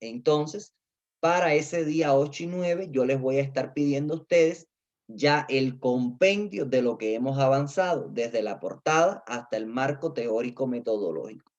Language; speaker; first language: Spanish; native; Spanish